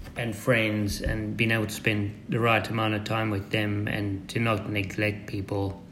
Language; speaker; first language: English; native; English